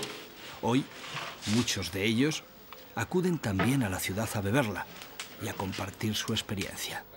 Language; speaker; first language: Spanish; native; Spanish